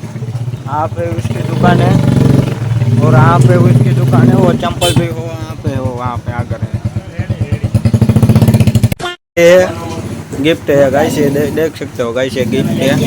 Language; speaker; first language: Hindi; non-native, local second language; Gujarati